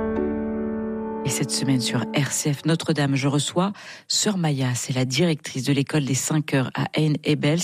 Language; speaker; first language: French; native; French